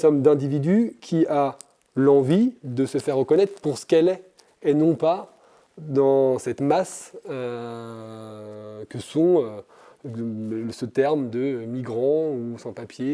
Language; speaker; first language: French; native; French